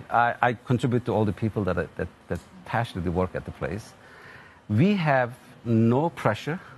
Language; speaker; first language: English; non-native, fluent; Turkish